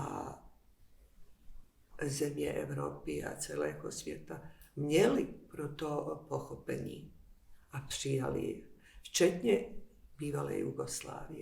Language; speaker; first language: Czech; non-native, fluent; Bosnian